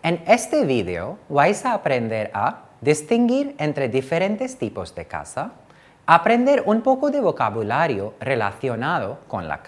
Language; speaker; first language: Spanish; non-native, fluent; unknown